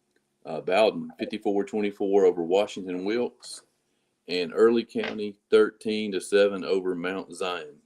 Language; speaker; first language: English; native; English